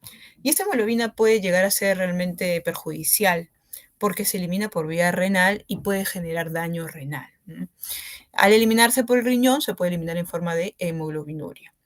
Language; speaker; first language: Spanish; native; Spanish